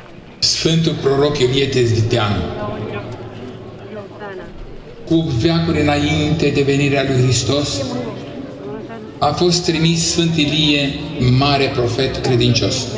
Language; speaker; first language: Romanian; native; Romanian